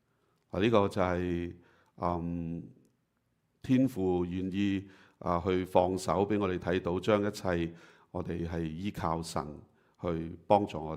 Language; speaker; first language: Chinese; native; Chinese